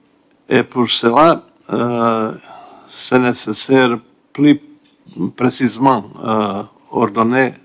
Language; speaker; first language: French; non-native, learner; Bosnian